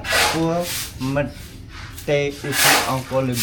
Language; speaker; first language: French; non-native, learner; Khmer